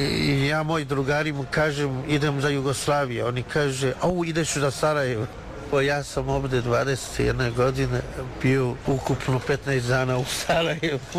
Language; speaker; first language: Serbian; non-native, fluent; Chinese